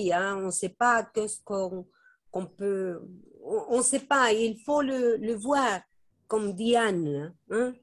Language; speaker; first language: French; non-native, fluent; Spanish